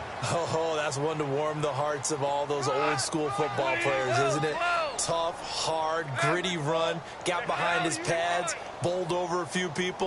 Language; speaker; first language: English; native; English